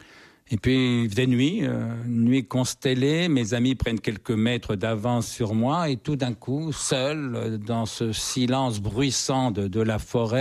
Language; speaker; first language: French; native; French